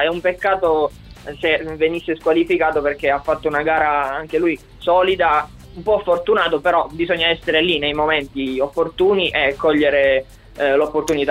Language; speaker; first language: Italian; native; Italian